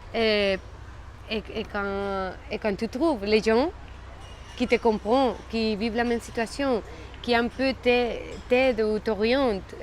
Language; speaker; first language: French; non-native, fluent; Spanish